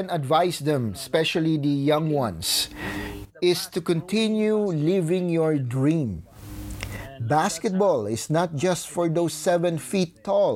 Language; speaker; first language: English; non-native, local second language; Filipino